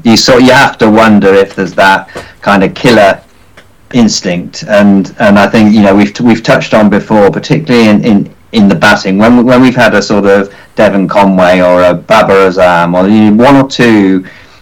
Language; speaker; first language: English; native; English